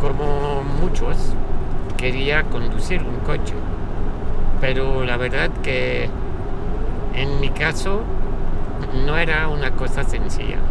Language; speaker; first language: Spanish; non-native, fluent; French